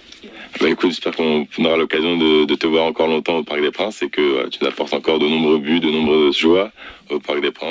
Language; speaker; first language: French; native; French